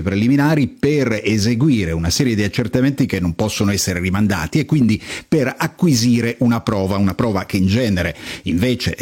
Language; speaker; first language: Italian; native; Italian